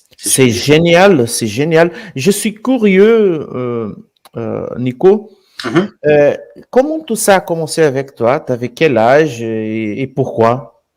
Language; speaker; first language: French; non-native, fluent; Portuguese